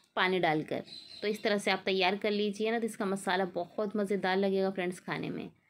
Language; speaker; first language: Hindi; native; Hindi